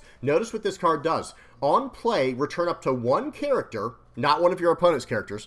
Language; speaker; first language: English; native; English